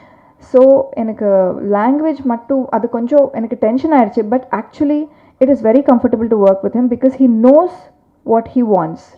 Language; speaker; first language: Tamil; non-native, learner; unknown